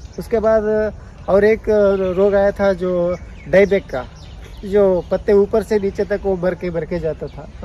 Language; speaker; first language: Hindi; non-native, local second language; Kannada